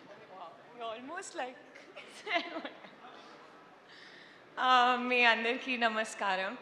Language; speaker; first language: Telugu; non-native, learner; Hindi